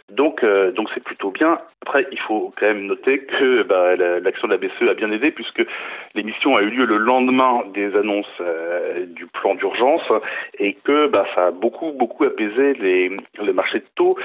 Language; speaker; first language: French; native; French